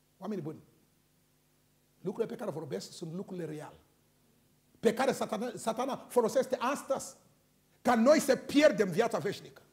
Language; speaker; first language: Romanian; non-native, learner; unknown